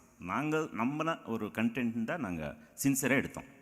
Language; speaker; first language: Tamil; non-native, local second language; Telugu